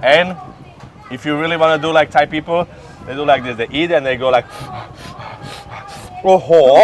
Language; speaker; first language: English; non-native, fluent; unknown